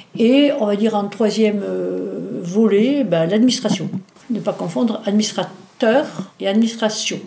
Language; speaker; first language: French; native; French